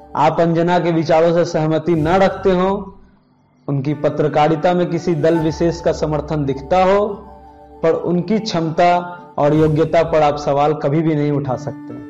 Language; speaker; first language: Hindi; native; Hindi